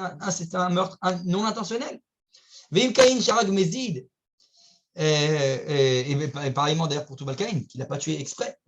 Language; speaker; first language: French; native; French